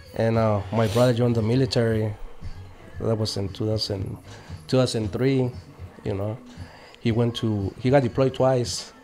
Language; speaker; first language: English; native; English